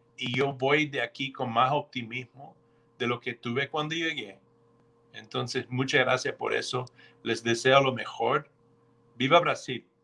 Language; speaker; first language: Spanish; non-native, fluent; English